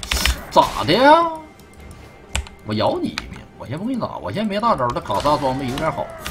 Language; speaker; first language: Chinese; native; Chinese